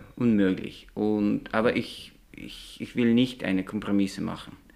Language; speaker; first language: German; non-native, fluent; Russian